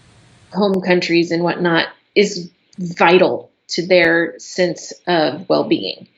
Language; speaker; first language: English; native; English